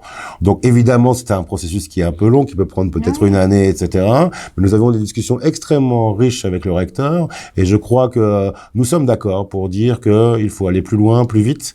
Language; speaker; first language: French; native; French